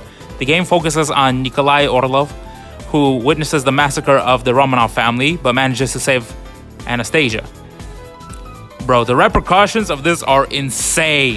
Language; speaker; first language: English; native; English